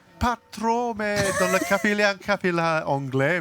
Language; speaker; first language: French; non-native, learner; English